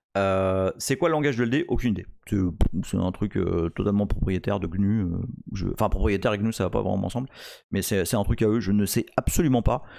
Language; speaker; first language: French; native; French